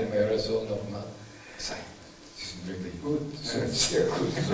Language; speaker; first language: German; non-native, fluent; English